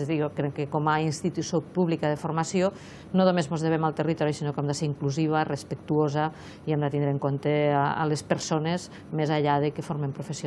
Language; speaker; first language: Catalan; native; Catalan